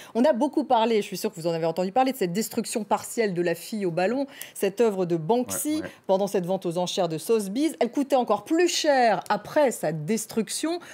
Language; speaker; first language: French; native; French